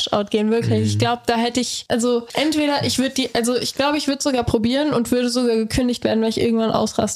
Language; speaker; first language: German; native; German